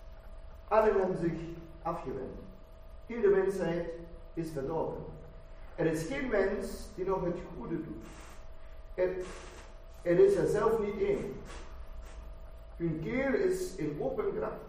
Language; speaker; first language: Dutch; non-native, fluent; German